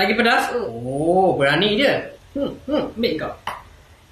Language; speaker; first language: Malay; native; Malay